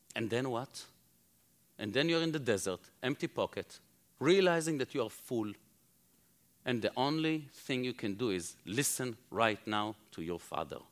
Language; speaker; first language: English; non-native, fluent; Hebrew